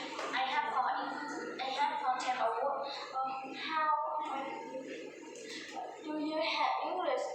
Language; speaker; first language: English; non-native, learner; Vietnamese